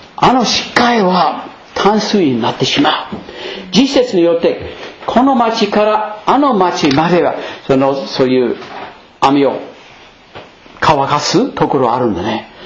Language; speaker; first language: Japanese; non-native, fluent; English